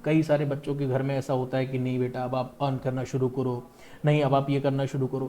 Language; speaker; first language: Hindi; native; Hindi